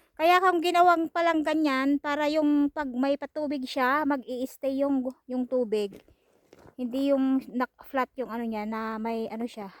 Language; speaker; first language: Filipino; non-native, local second language; Iloko